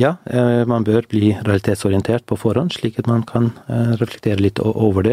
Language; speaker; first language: Norwegian; non-native, fluent; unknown